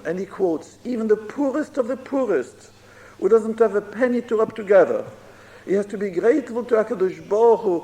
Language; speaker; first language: English; non-native, fluent; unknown